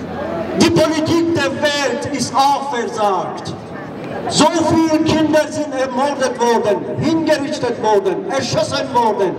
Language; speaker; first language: German; non-native, fluent; Persian